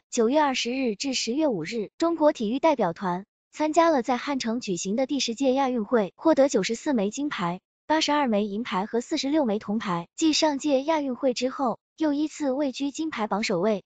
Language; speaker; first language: Chinese; native; Chinese